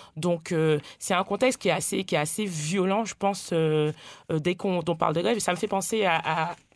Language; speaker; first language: French; native; French